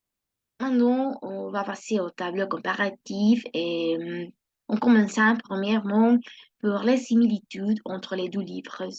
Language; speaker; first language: French; non-native, learner; Spanish